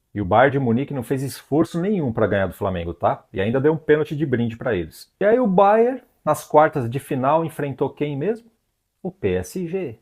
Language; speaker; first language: Portuguese; native; Portuguese